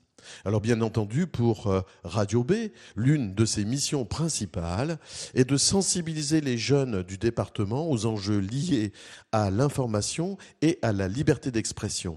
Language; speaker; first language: French; native; French